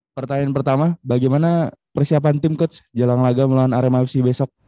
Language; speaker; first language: Indonesian; native; Indonesian